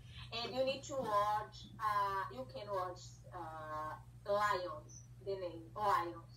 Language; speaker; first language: English; non-native, learner; Portuguese